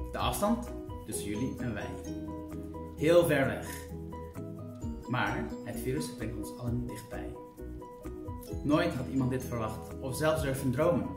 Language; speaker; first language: Dutch; non-native, learner; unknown